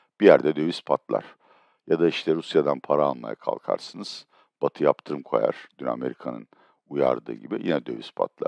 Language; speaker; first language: Turkish; native; Turkish